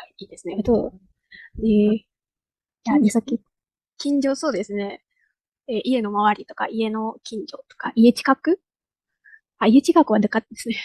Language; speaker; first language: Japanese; non-native, fluent; Indonesian